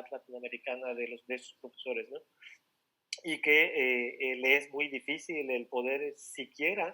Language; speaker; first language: Spanish; native; Spanish